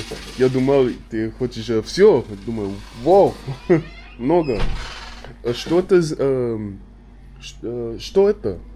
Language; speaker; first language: Russian; non-native, learner; English